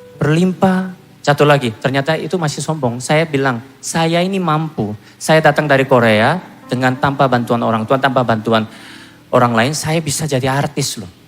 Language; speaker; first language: Indonesian; non-native, fluent; Korean